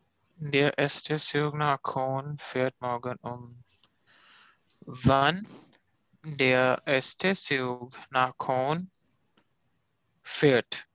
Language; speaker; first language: German; non-native, learner; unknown